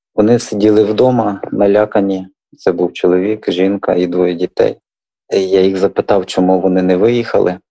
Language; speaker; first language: Ukrainian; native; Ukrainian